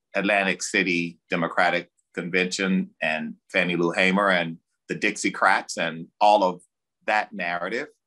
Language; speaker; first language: English; native; English